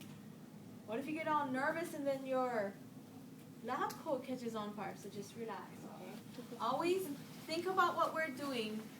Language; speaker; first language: English; native; English